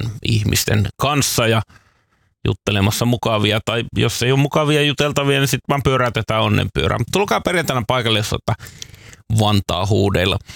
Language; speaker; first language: Finnish; native; Finnish